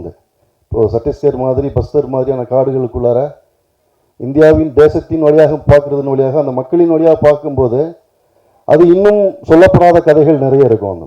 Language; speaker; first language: Tamil; native; Tamil